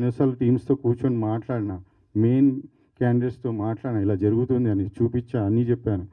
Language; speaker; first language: Telugu; native; Telugu